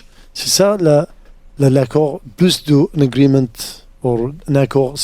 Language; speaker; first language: French; non-native, fluent; Arabic